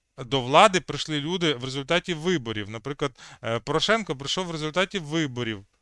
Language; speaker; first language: Ukrainian; native; Ukrainian